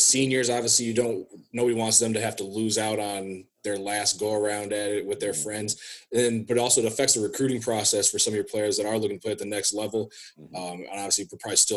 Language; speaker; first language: English; native; English